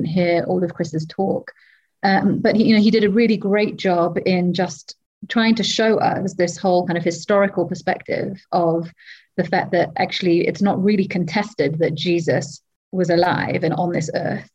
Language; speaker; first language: English; native; English